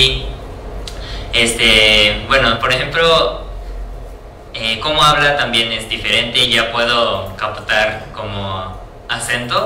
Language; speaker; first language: Spanish; non-native, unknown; Japanese